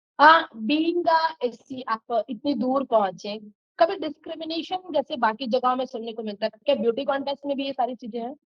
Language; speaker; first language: Hindi; native; Hindi